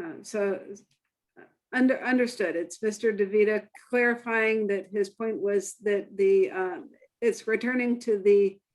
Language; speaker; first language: English; native; English